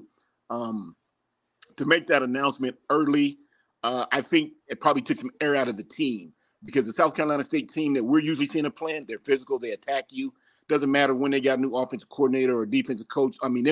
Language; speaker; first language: English; native; English